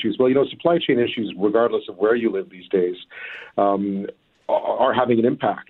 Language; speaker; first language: English; native; English